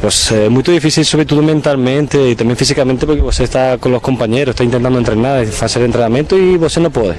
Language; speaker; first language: Portuguese; non-native, fluent; Spanish